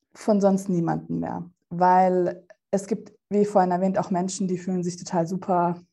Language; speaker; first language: German; early bilingual, other home language; Russian